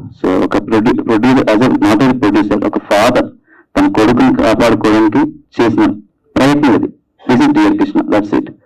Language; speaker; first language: Telugu; native; Telugu